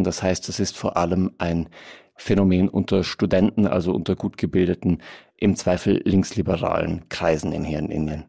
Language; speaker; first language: German; native; German